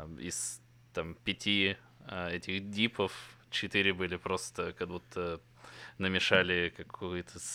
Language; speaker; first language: Russian; native; Russian